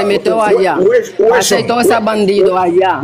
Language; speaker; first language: Spanish; non-native, fluent; Haitian Creole